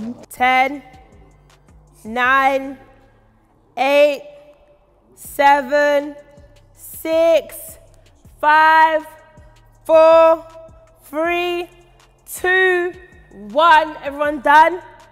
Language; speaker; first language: English; early bilingual, other home language; French